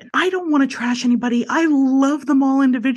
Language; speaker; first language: English; native; English